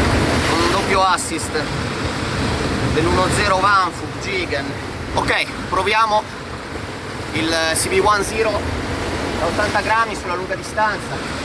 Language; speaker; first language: Italian; native; Italian